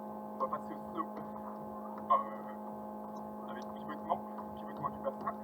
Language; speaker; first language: French; native; French